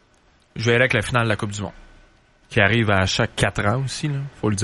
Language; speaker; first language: French; native; French